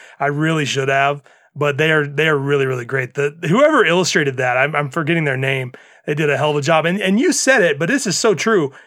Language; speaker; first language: English; native; English